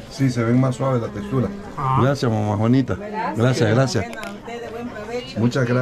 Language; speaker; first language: Spanish; native; Spanish